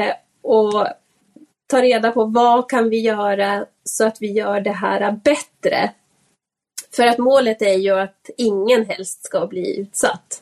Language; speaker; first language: Swedish; native; Swedish